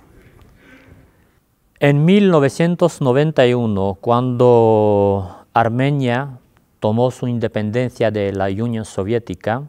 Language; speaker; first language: Spanish; non-native, fluent; Armenian